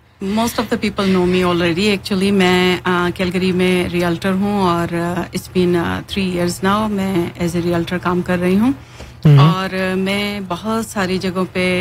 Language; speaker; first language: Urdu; native; Urdu